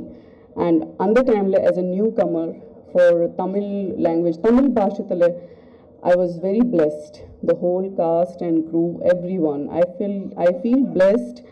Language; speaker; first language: Tamil; non-native, learner; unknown